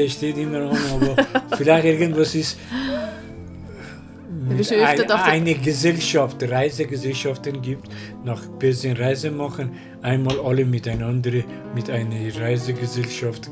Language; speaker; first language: German; non-native, learner; Persian